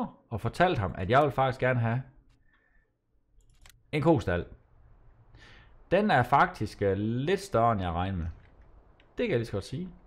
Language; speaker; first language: Danish; native; Danish